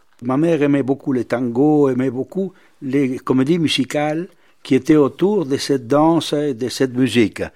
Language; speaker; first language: French; non-native, fluent; Spanish